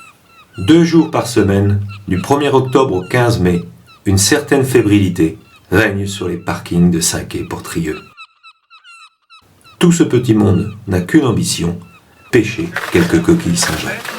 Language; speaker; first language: French; native; French